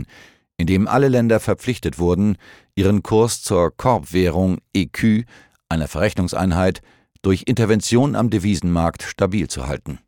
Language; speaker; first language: German; native; German